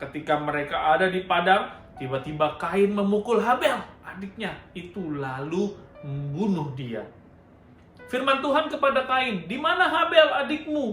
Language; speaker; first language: Indonesian; native; Indonesian